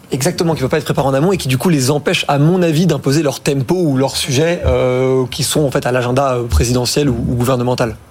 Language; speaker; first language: French; native; French